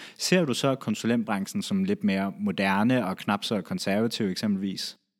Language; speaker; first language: Danish; native; Danish